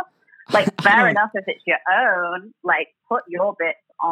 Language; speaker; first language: English; native; English